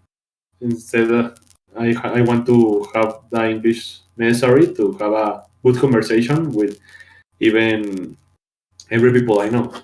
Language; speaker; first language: English; non-native, learner; Spanish